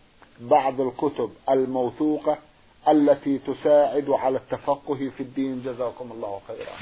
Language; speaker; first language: Arabic; native; Arabic